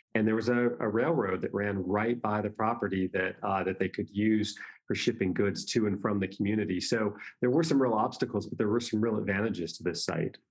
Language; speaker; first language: English; native; English